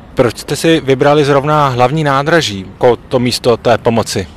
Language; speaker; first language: Czech; native; Czech